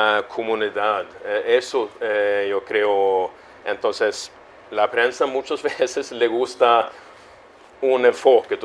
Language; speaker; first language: Spanish; non-native, fluent; Swedish